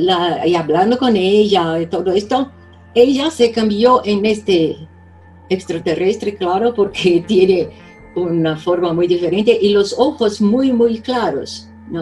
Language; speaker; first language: Spanish; non-native, fluent; Portuguese